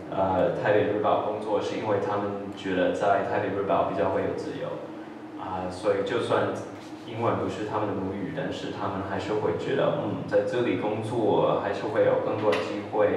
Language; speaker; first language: Chinese; non-native, fluent; English